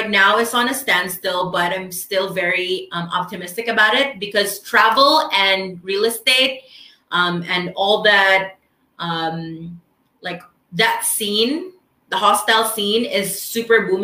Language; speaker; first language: English; non-native, local second language; Filipino